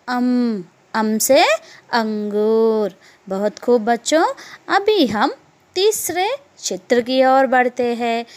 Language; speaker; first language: Hindi; non-native, local second language; Telugu